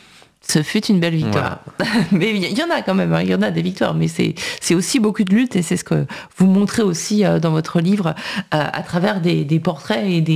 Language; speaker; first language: French; native; French